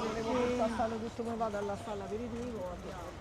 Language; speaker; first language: Italian; native; Italian